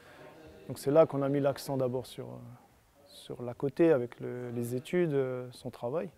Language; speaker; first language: French; native; French